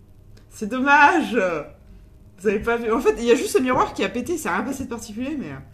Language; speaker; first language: French; native; French